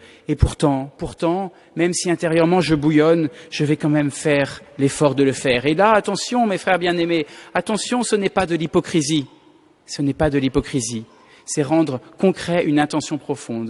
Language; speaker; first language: French; native; French